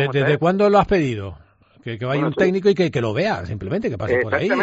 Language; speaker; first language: Spanish; native; Spanish